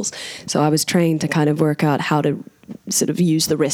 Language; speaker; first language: English; native; English